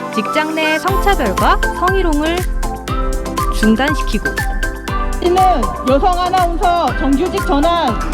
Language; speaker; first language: Korean; native; Korean